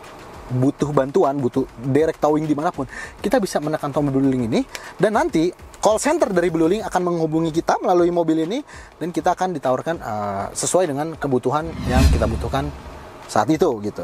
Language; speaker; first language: Indonesian; native; Indonesian